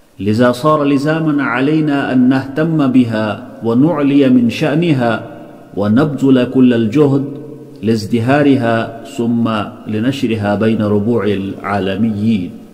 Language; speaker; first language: Arabic; non-native, fluent; Kashmiri